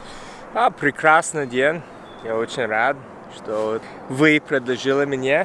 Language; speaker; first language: Russian; non-native, learner; English